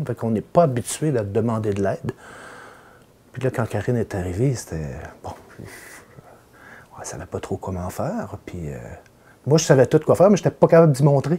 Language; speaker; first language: French; native; French